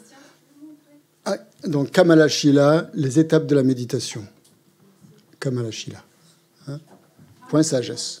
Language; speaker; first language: French; native; French